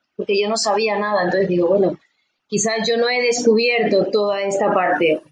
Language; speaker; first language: Spanish; native; Spanish